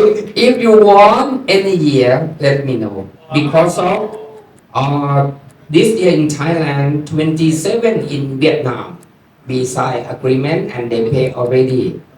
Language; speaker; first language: English; non-native, learner; Thai